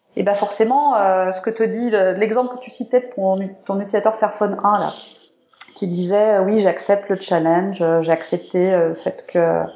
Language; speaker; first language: French; native; French